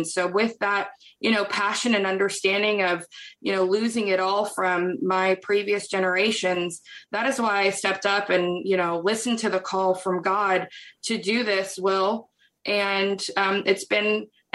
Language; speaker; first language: English; native; English